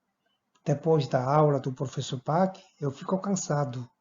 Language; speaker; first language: Portuguese; non-native, fluent; Korean